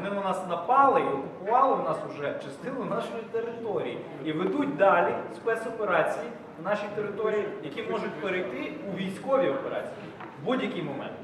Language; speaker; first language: Ukrainian; native; Ukrainian